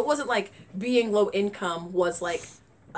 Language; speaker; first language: English; native; English